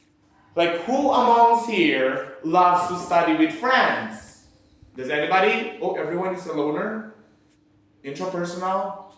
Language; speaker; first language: English; non-native, fluent; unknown